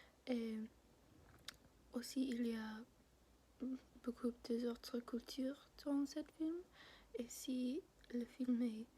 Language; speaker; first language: French; non-native, learner; English